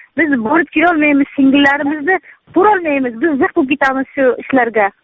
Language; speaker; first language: Uzbek; native; Uzbek